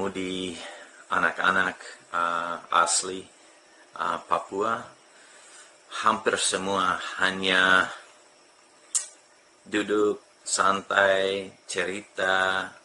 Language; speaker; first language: Indonesian; non-native, fluent; English